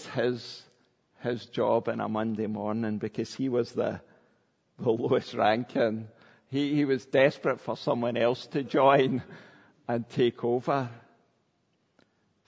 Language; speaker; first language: English; native; English